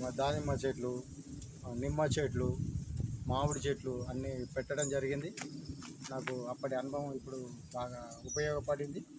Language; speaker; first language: Telugu; native; Telugu